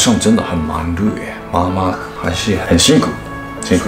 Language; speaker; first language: Chinese; non-native, fluent; Japanese